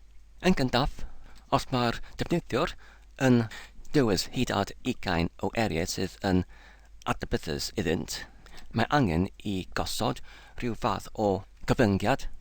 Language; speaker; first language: Welsh; non-native, learner; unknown